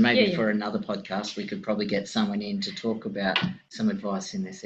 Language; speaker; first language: English; native; English